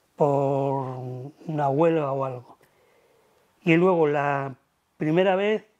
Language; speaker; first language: Spanish; native; Spanish